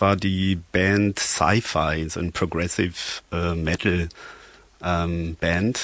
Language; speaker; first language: German; non-native, fluent; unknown